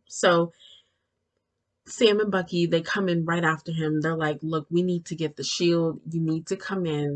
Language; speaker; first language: English; native; English